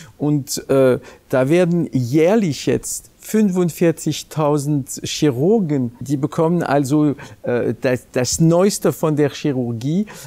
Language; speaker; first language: German; non-native, local second language; French